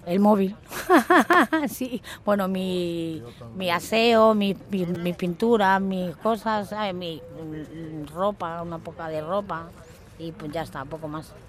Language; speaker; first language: Spanish; native; Spanish